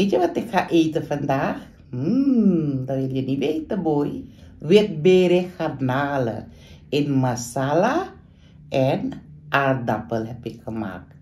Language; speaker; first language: Dutch; non-native, local second language; Caribbean Hindustani